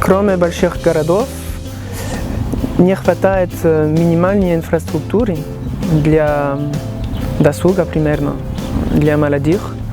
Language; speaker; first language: Russian; non-native, fluent; French